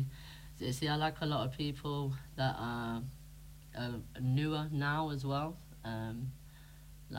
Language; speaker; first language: English; native; English